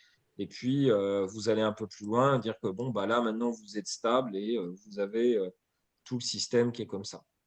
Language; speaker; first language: French; native; French